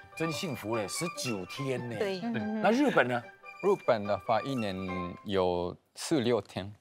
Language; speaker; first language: Chinese; non-native, fluent; Japanese